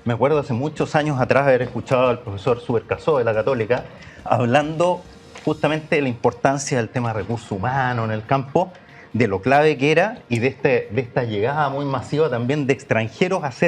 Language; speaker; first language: Spanish; native; Spanish